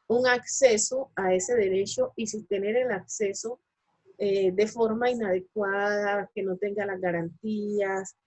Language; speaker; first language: Spanish; native; Spanish